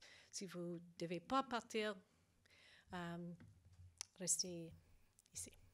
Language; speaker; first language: French; non-native, fluent; English